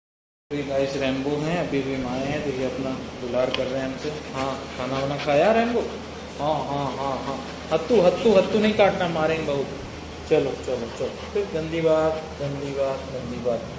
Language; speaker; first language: Hindi; native; Hindi